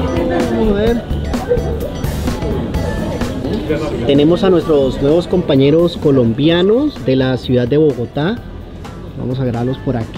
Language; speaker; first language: Spanish; native; Spanish